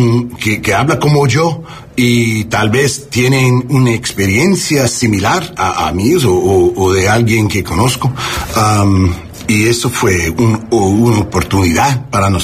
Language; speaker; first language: Spanish; early bilingual, heritage; English